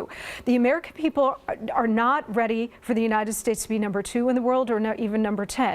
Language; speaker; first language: English; native; English